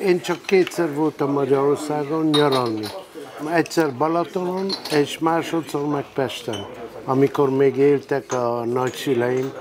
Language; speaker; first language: Hungarian; early bilingual, heritage; Hungarian